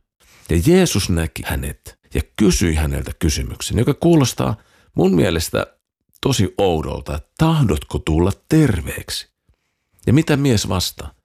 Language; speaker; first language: Finnish; native; Finnish